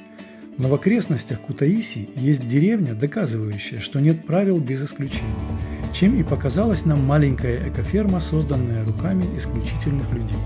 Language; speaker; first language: Russian; native; Russian